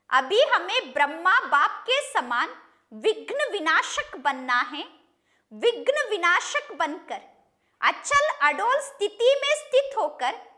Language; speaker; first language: Hindi; non-native, local second language; Kannada